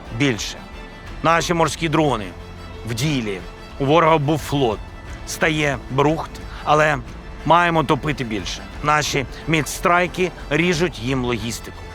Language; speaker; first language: Ukrainian; non-native, local second language; Russian